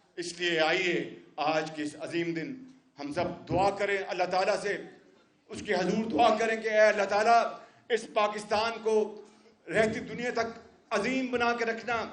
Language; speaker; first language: Urdu; non-native, local second language; Punjabi